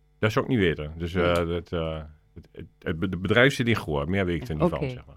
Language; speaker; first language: Dutch; native; Dutch